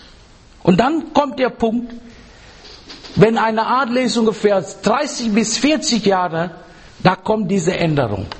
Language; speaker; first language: German; non-native, fluent; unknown